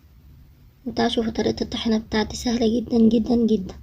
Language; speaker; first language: Arabic; native; Arabic